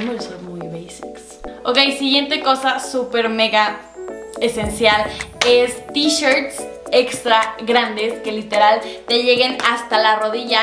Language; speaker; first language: Spanish; native; Spanish